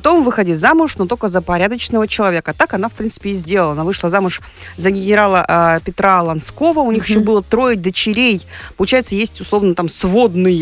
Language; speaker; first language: Russian; native; Russian